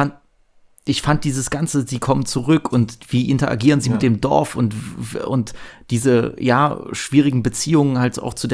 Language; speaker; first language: German; native; German